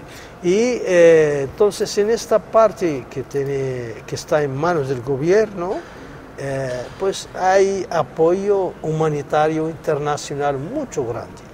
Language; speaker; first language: Spanish; non-native, local second language; Arabic